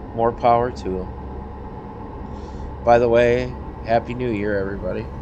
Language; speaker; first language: English; native; English